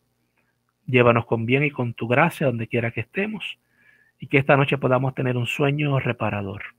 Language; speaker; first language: Spanish; native; Spanish